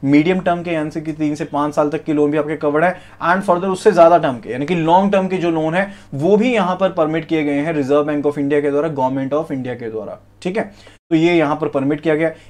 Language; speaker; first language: Hindi; native; Hindi